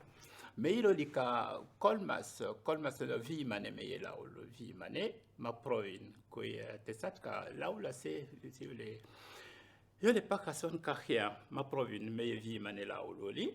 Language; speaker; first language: Estonian; non-native, learner; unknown